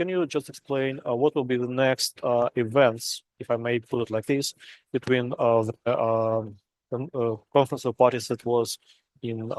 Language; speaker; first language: English; non-native, fluent; Russian